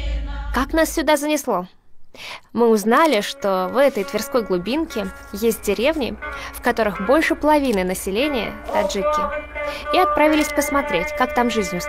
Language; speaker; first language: Russian; native; Russian